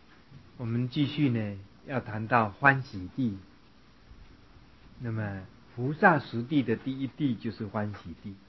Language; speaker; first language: Chinese; native; Chinese